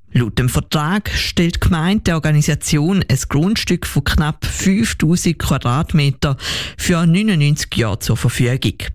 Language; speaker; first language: German; native; German